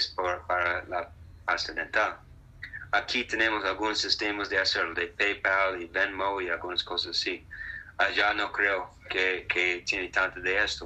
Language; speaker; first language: Spanish; non-native, fluent; English